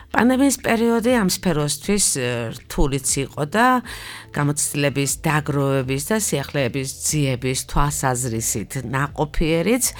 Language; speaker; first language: Georgian; native; Georgian